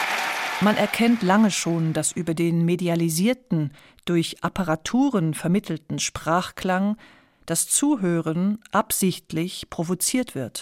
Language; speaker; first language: German; native; German